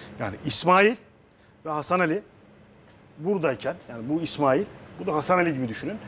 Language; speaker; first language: Turkish; native; Turkish